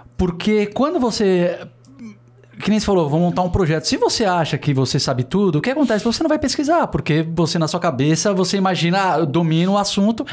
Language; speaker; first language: Portuguese; native; Portuguese